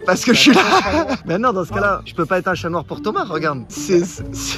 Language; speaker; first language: French; native; French